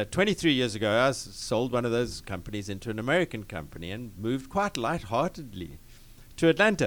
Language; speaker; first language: English; native; English